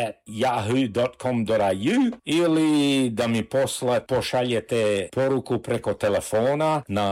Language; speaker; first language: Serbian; early bilingual, heritage; Serbian